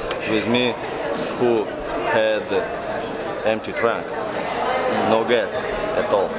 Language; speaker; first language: English; non-native, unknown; Russian